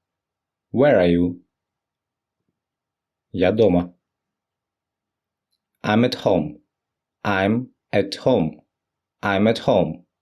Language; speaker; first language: English; non-native, fluent; Russian